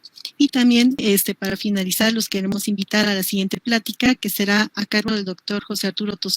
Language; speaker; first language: Spanish; native; Spanish